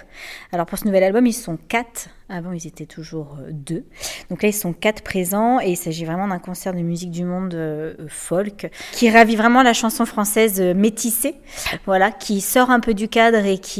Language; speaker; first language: French; native; French